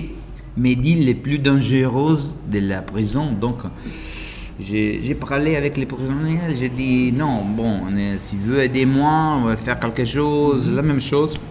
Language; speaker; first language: French; non-native, learner; Italian